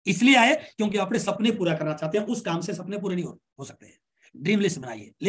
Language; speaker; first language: Hindi; native; Hindi